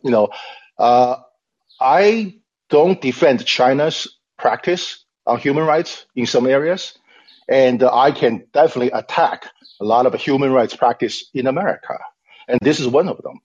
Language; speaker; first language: English; non-native, fluent; Chinese